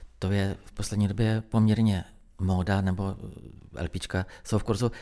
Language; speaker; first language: Czech; native; Czech